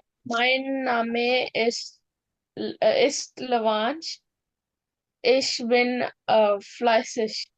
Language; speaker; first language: German; non-native, learner; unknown